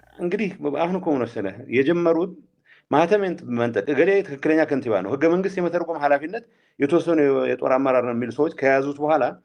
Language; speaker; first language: Amharic; non-native, local second language; Tigrinya